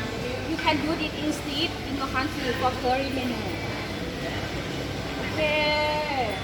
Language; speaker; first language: English; non-native, learner; Thai